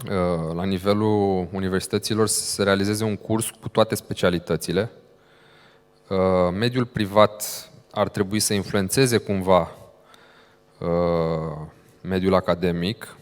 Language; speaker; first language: Romanian; native; Romanian